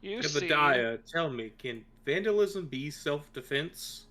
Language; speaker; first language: English; native; English